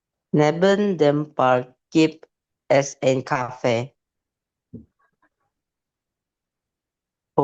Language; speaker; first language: German; non-native, learner; Indonesian